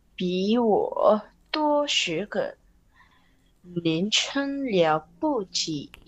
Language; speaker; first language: Chinese; non-native, learner; Indonesian